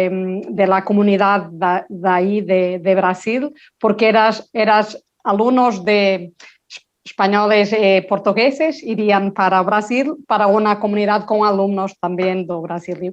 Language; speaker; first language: Spanish; non-native, local second language; Portuguese